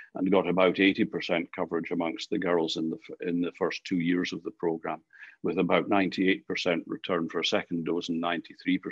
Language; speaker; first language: English; native; English